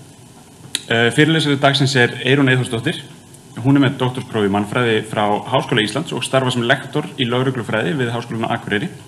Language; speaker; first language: Icelandic; native; Icelandic